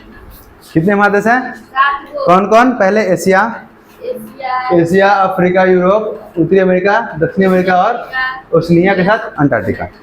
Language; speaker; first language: Hindi; native; Hindi